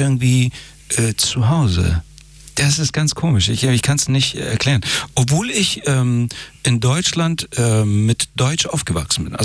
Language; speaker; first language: German; early bilingual, other home language; Persian